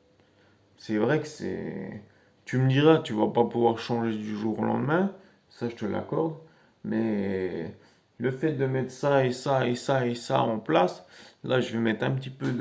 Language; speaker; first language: French; native; French